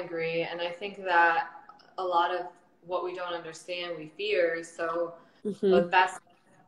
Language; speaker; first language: English; native; English